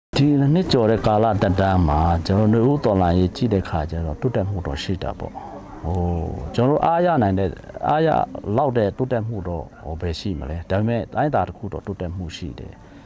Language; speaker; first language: Burmese; non-native, local second language; Shwe Palaung